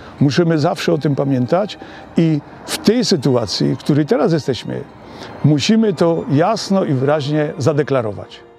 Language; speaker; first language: Polish; native; Polish